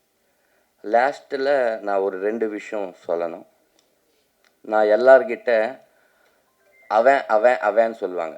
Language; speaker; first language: Tamil; non-native, learner; Telugu